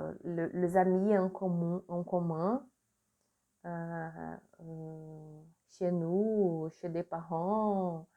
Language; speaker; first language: French; non-native, learner; Portuguese